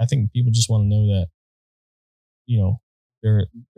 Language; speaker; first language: English; native; English